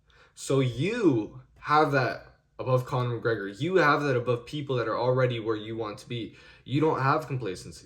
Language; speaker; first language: English; native; English